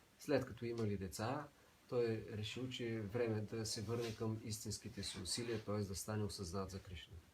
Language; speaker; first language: Bulgarian; native; Bulgarian